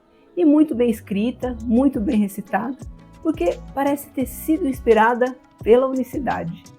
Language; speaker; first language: Portuguese; native; Portuguese